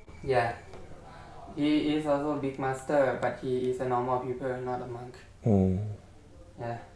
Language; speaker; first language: English; non-native, learner; Thai